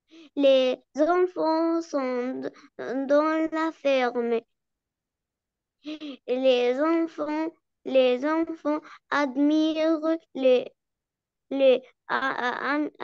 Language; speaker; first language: French; non-native, learner; Arabic